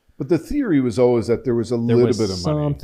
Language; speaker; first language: English; native; English